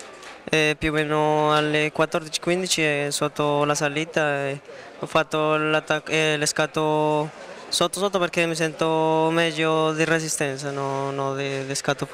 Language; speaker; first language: Italian; non-native, learner; Spanish